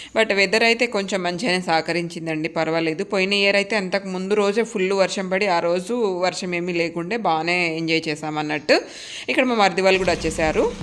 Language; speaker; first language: Telugu; non-native, local second language; Lambadi